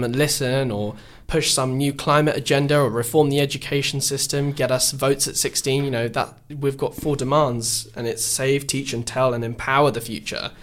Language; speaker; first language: English; native; English